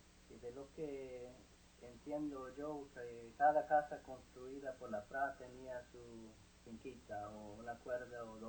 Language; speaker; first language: Spanish; non-native, fluent; English